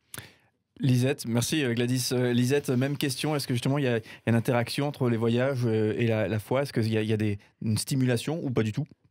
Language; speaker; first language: French; native; French